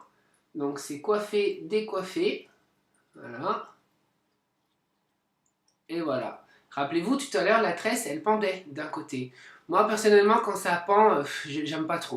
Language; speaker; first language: French; native; French